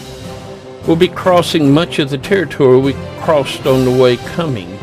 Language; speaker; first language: English; native; English